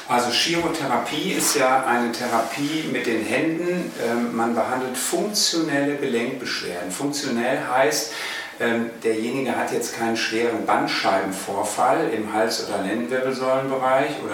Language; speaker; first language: German; native; German